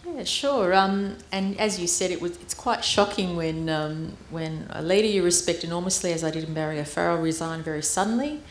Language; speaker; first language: English; early bilingual, other home language; Armenian